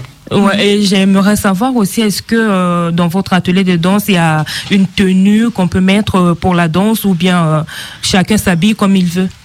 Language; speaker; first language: French; non-native, local second language; Sango